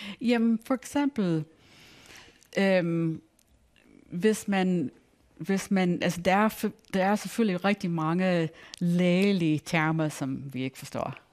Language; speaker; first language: Danish; non-native, fluent; English